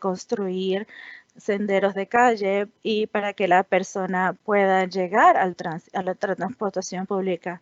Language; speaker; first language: Spanish; non-native, fluent; English